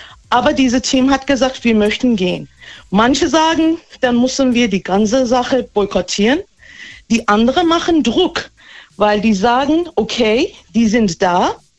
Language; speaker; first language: German; non-native, fluent; Persian